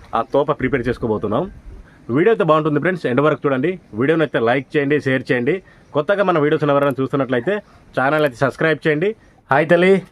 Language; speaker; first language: Telugu; non-native, local second language; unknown